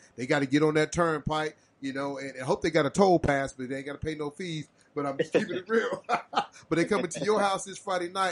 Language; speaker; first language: English; native; English